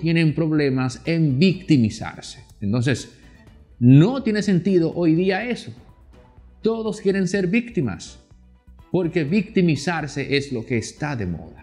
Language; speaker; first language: Spanish; native; Spanish